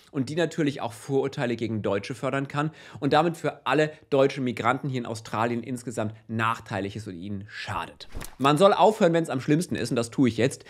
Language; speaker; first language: German; native; German